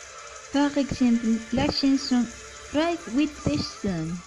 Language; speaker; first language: French; non-native, learner; Spanish